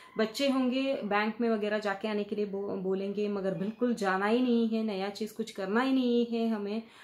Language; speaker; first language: Hindi; non-native, local second language; Kannada